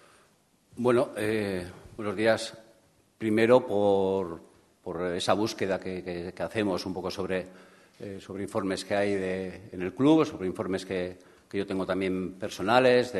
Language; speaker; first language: Spanish; native; Spanish